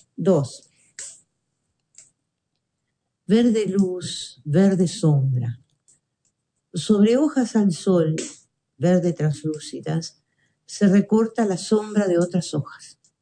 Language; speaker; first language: Spanish; native; Spanish